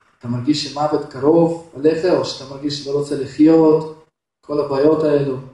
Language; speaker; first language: Hebrew; non-native, fluent; Russian